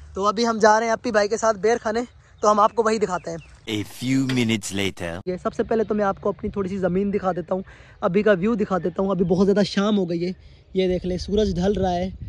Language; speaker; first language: Urdu; non-native, local second language; Sindhi